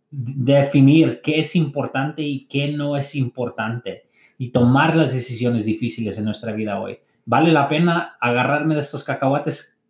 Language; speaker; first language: Spanish; early bilingual, heritage; English